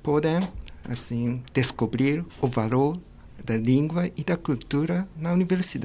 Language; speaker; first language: Portuguese; non-native, fluent; Japanese